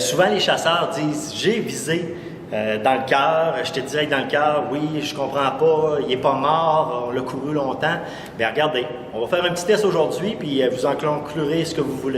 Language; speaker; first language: French; native; French